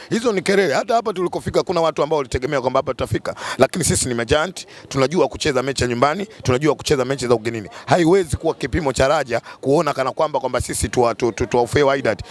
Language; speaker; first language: Swahili; native; Swahili